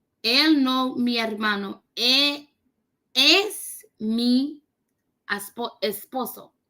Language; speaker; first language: Spanish; non-native, learner; English